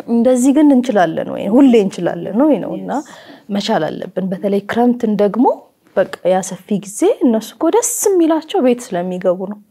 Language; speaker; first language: Amharic; native; Amharic